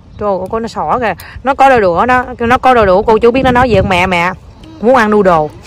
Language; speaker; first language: Vietnamese; native; Vietnamese